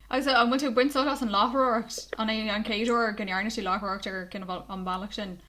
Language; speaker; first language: Irish; non-native, local second language; English